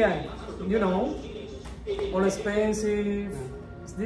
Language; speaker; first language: English; non-native, learner; Spanish